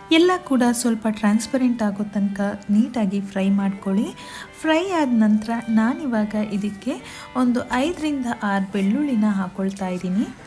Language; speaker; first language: Kannada; non-native, local second language; Kodava